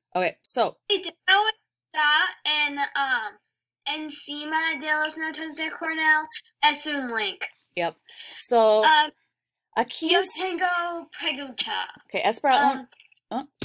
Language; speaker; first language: Spanish; non-native, learner; English